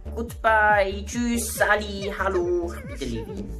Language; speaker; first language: English; non-native, learner; Swiss German